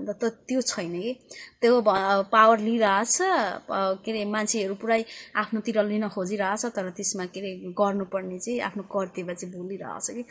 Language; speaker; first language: Nepali; early bilingual, heritage; Nepali